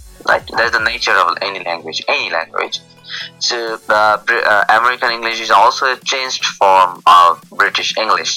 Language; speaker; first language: English; non-native, local second language; Bangla